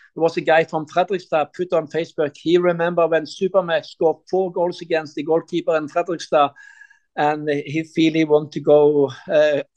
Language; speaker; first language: English; non-native, learner; Norwegian